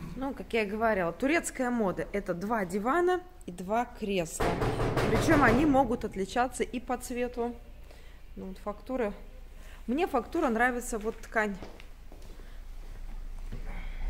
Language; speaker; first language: Russian; native; Russian